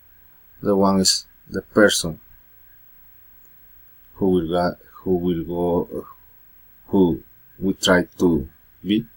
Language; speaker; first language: English; non-native, learner; Spanish